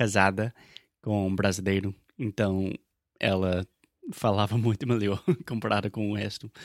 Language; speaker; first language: Portuguese; non-native, fluent; English